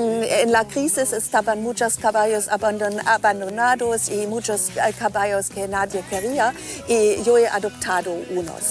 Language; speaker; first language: Spanish; non-native, fluent; German